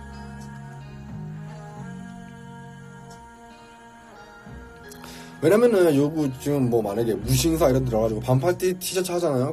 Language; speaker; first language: Korean; native; Korean